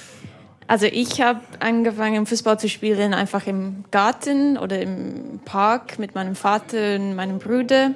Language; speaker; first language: German; non-native, fluent; English